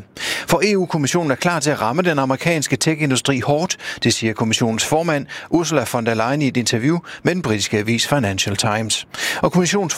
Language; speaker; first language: Danish; native; Danish